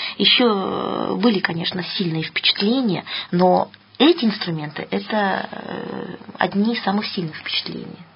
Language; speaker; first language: Russian; native; Russian